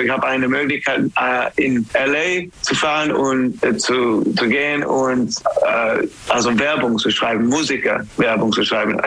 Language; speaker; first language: German; non-native, learner; English